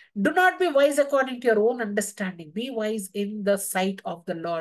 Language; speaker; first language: English; non-native, local second language; Telugu